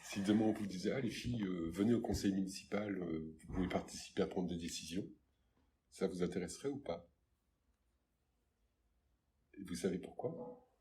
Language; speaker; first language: French; native; French